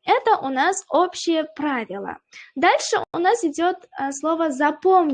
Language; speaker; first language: Russian; non-native, local second language; Uzbek